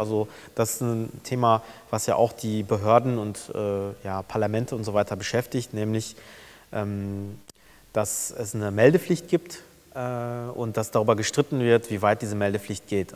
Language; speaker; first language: German; early bilingual, other home language; Turkish